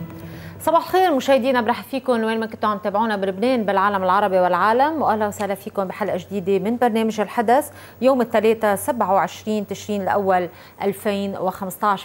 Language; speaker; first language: Arabic; native; Arabic